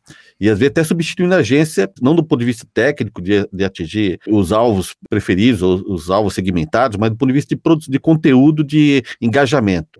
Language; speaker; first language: Portuguese; native; Portuguese